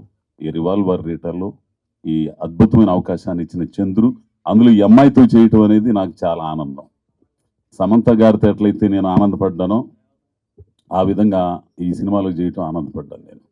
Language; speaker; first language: Telugu; native; Telugu